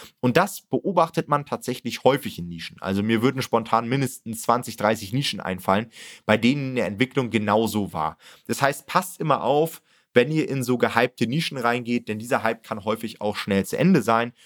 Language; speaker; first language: German; native; German